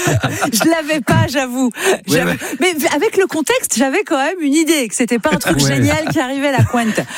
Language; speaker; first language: French; native; French